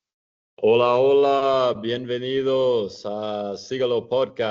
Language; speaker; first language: Spanish; non-native, fluent; English